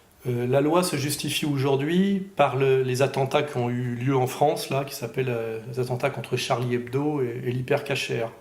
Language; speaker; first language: French; native; French